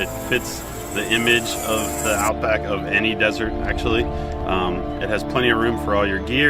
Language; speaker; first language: English; native; English